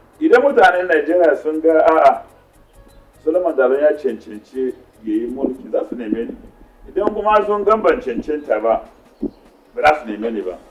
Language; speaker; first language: Hausa; non-native, local second language; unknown